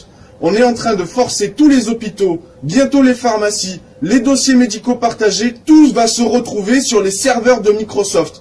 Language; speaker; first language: French; native; French